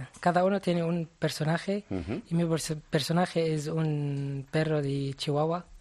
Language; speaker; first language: Spanish; non-native, learner; Arabic